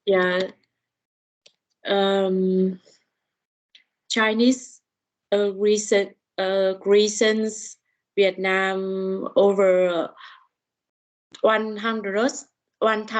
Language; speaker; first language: English; non-native, learner; Vietnamese